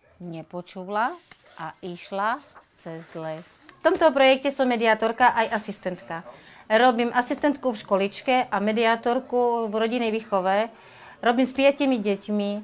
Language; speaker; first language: Slovak; non-native, local second language; Romany